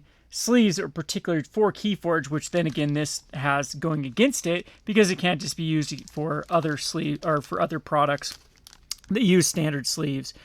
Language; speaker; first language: English; native; English